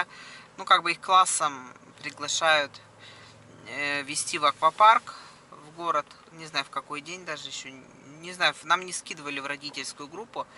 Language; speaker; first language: Russian; native; Russian